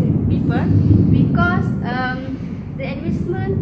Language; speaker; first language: English; non-native, learner; Malay